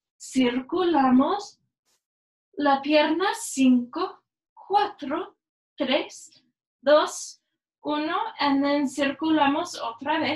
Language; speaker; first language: Spanish; non-native, learner; English